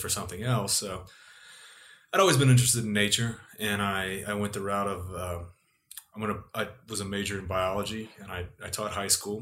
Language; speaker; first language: English; native; English